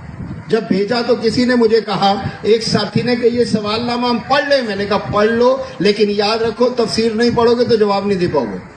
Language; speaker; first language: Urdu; non-native, local second language; Punjabi